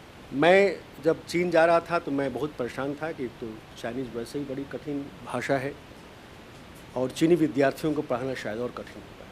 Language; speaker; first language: Hindi; native; Hindi